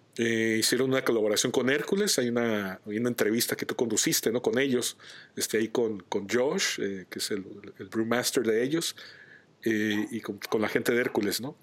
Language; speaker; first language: Spanish; native; Spanish